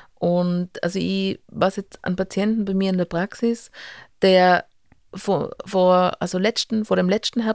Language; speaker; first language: German; native; German